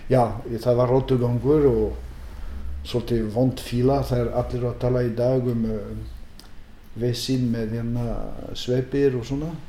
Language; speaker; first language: Icelandic; non-native, fluent; French